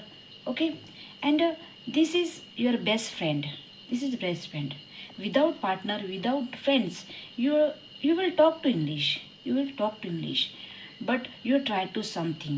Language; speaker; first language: English; non-native, learner; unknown